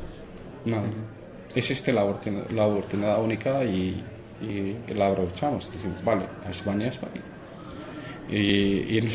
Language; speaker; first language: Spanish; non-native, fluent; Arabic